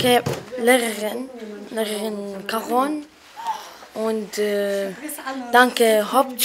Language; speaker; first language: German; non-native, learner; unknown